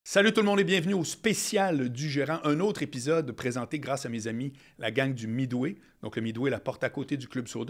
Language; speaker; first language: French; native; French